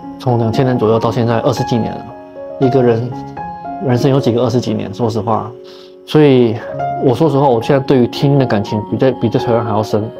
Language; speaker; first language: Chinese; native; Chinese